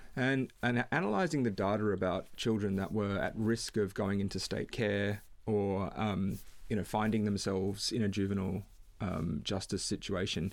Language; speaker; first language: English; native; English